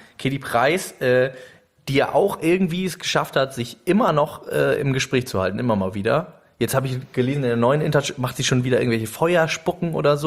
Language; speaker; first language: German; native; German